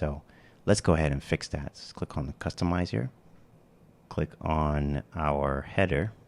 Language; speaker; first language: English; native; English